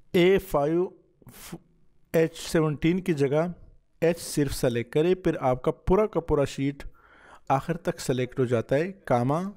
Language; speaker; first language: Urdu; non-native, local second language; Punjabi